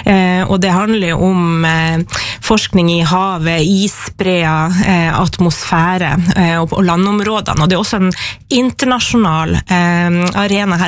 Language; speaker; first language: Norwegian; native; Norwegian